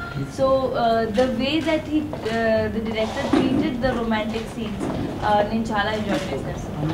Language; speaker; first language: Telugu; non-native, local second language; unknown